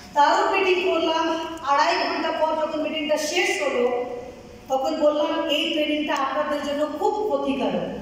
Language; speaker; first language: Bangla; non-native, local second language; Hindi